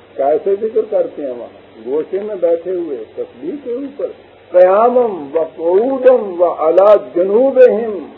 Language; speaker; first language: Urdu; non-native, local second language; Punjabi